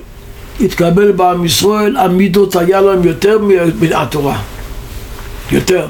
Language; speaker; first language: Hebrew; non-native, local second language; Yiddish